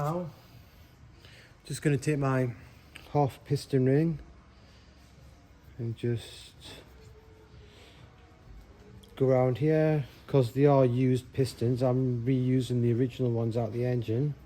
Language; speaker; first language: English; native; English